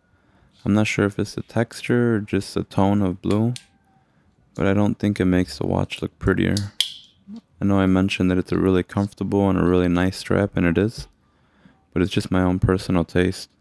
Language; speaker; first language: English; native; English